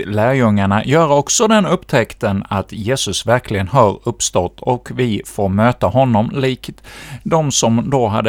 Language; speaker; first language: Swedish; native; Swedish